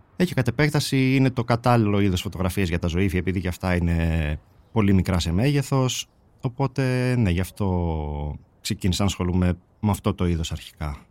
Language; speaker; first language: Greek; native; Greek